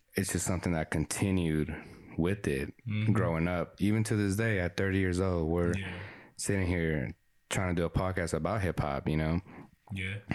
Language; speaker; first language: English; early bilingual, other home language; Spanish